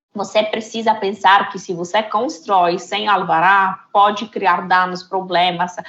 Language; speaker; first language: Portuguese; non-native, fluent; Italian